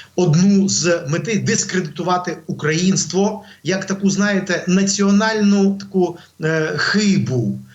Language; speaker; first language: Ukrainian; non-native, local second language; Russian